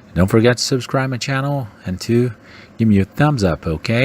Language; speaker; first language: English; non-native, fluent; Portuguese